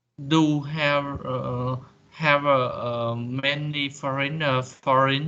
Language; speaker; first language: English; non-native, learner; Vietnamese